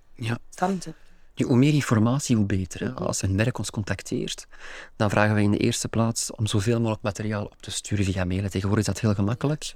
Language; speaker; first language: Dutch; native; Dutch